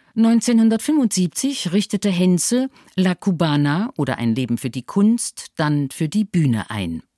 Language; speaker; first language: German; native; German